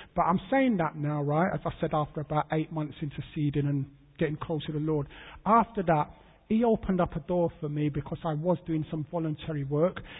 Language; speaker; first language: English; native; English